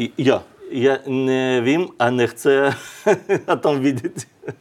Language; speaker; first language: Czech; non-native, learner; Russian